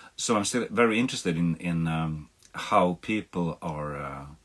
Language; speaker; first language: English; non-native, fluent; Swedish